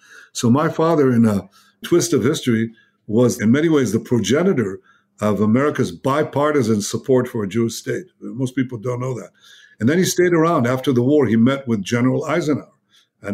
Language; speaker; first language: English; non-native, fluent; Hebrew